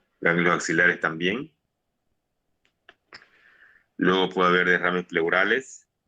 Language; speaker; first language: Spanish; native; Spanish